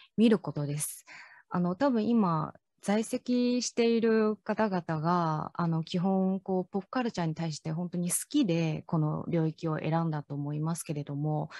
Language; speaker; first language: Japanese; non-native, fluent; Chinese